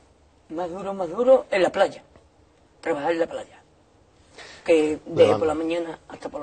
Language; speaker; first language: Spanish; native; Spanish